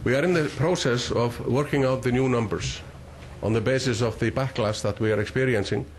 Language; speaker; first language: English; non-native, fluent; Icelandic